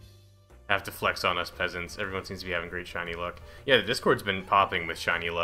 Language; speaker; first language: English; native; English